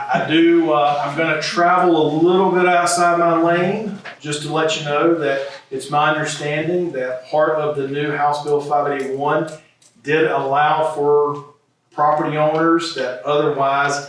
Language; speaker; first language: English; native; English